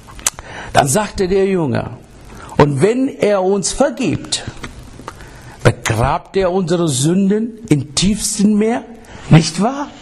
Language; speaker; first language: German; non-native, learner; English